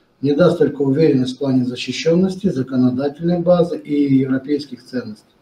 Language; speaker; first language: Russian; non-native, local second language; Romanian